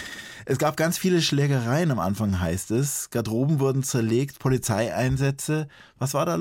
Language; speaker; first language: German; native; German